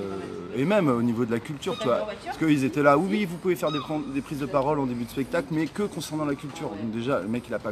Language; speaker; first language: French; native; French